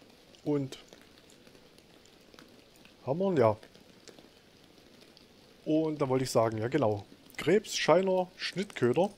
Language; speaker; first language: German; native; German